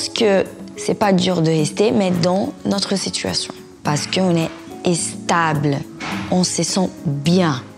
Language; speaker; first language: French; non-native, fluent; Portuguese